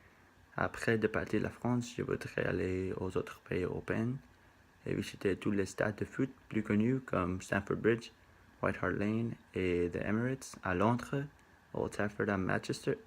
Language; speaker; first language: French; non-native, learner; Spanish